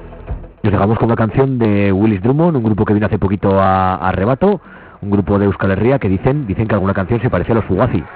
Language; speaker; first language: Spanish; native; Spanish